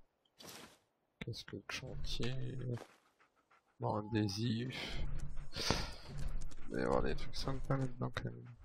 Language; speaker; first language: French; native; French